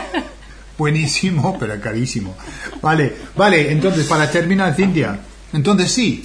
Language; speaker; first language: Spanish; non-native, fluent; English